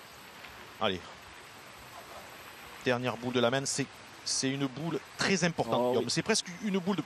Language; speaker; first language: French; native; French